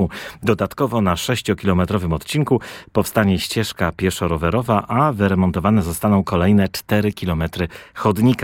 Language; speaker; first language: Polish; native; Polish